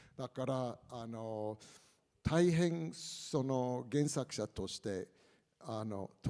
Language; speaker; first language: Japanese; non-native, fluent; English